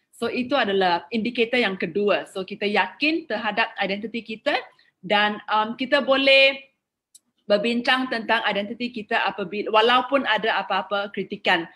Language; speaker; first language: Malay; non-native, local second language; English